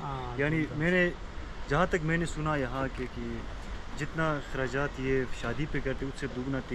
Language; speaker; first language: Hindi; non-native, local second language; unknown